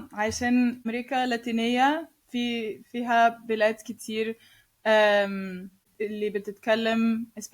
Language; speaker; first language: Arabic; non-native, learner; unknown